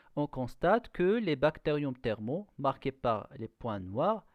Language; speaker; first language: French; non-native, local second language; Arabic